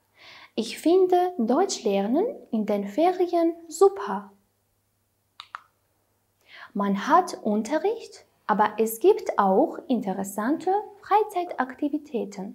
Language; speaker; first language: German; non-native, fluent; Armenian